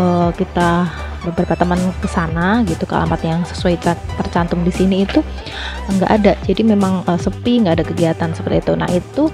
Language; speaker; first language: Indonesian; native; Indonesian